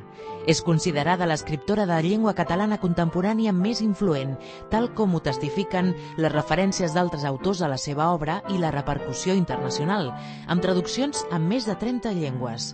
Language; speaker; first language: Catalan; native; Catalan